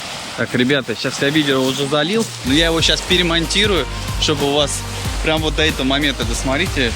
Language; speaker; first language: Russian; native; Russian